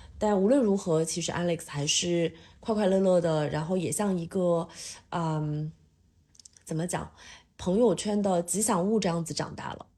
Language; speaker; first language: Chinese; native; Chinese